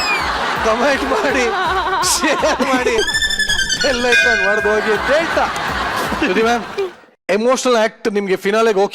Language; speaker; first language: Kannada; native; Kannada